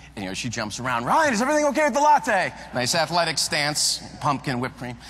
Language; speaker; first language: English; native; English